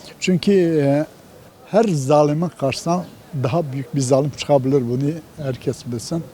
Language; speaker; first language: Turkish; non-native, local second language; Kurdish